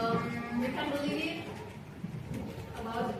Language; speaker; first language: English; non-native, learner; Indonesian